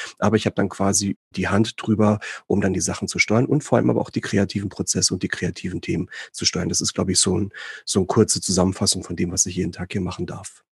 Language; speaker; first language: German; early bilingual, other home language; Greek